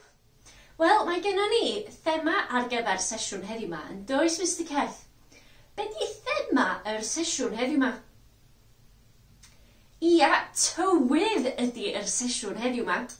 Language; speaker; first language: Welsh; native; Welsh